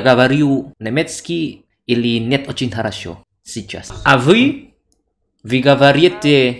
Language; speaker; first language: Russian; non-native, learner; Indonesian